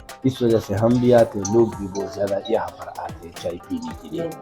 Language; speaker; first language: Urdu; non-native, local second language; Pashto